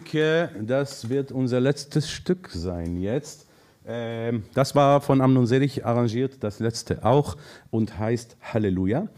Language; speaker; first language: German; non-native, fluent; Hebrew